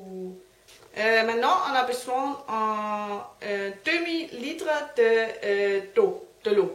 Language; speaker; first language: French; non-native, learner; Danish